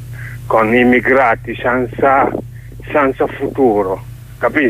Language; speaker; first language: Italian; non-native, learner; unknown